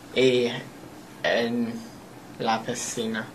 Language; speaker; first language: Spanish; non-native, learner; English